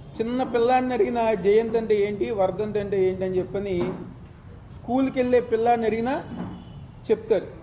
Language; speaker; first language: Telugu; native; Telugu